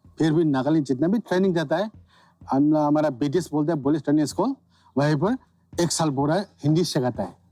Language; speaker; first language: Hindi; non-native, local second language; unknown